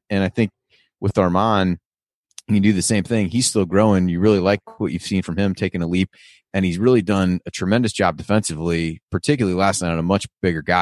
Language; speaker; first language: English; native; English